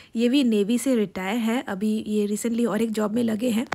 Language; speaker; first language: Hindi; non-native, local second language; Bangla